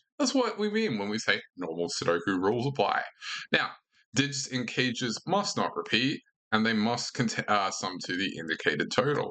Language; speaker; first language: English; native; English